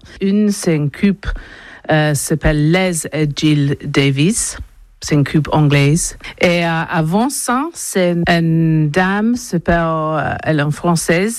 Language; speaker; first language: French; non-native, learner; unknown